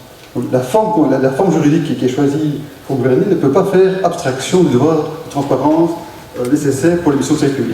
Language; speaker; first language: French; native; French